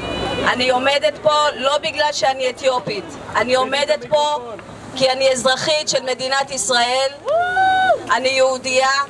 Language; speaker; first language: Hebrew; early bilingual, other home language; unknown